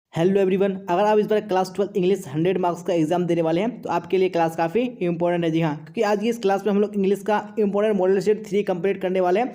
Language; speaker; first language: Hindi; native; Hindi